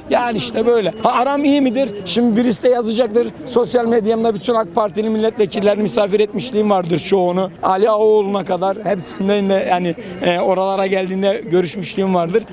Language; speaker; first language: Turkish; native; Turkish